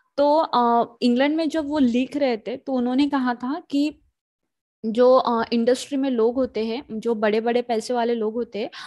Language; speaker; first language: Hindi; native; Hindi